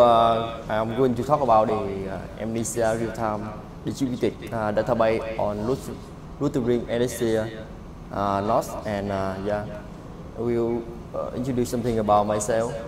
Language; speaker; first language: English; non-native, learner; Vietnamese